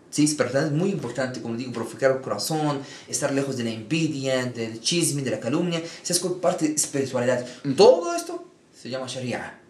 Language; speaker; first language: Spanish; non-native, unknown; Arabic